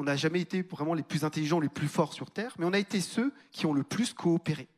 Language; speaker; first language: French; native; French